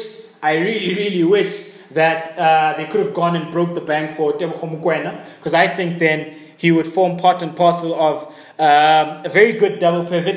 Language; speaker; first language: English; native; English